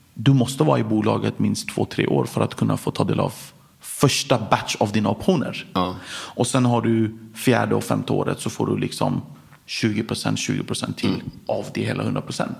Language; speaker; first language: Swedish; early bilingual, other home language; Persian